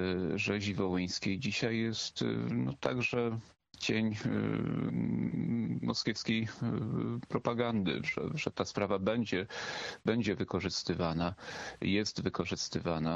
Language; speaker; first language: Polish; native; Polish